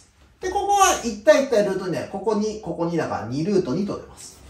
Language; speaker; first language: Japanese; native; Japanese